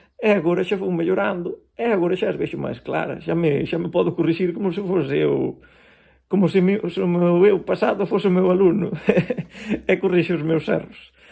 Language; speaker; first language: Galician; non-native, local second language; Spanish